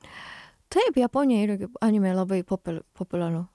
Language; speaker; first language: Lithuanian; non-native, learner; Japanese